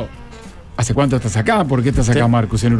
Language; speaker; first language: Spanish; native; Spanish